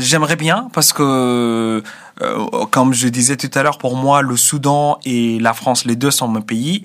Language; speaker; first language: French; non-native, fluent; Arabic